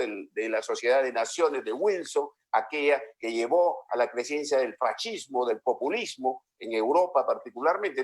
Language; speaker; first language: Spanish; native; Spanish